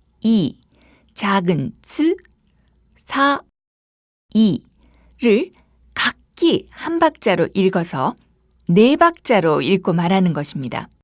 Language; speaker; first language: Korean; native; Korean